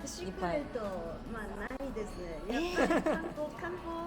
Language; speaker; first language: Japanese; non-native, fluent; Chinese